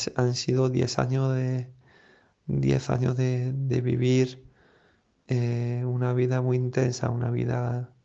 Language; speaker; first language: Spanish; non-native, fluent; French